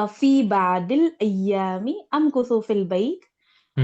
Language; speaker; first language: Arabic; non-native, learner; Urdu